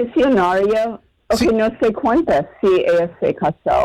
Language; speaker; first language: Spanish; non-native, fluent; English